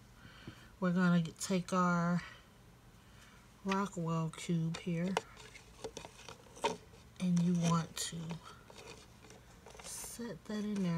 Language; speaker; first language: English; native; English